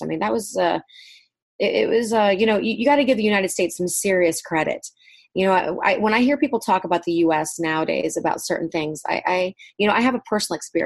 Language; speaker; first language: English; early bilingual, other home language; Vietnamese